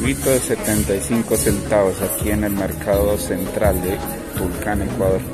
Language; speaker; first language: Spanish; native; Spanish